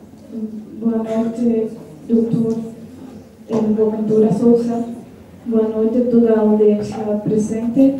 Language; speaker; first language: Portuguese; non-native, learner; Spanish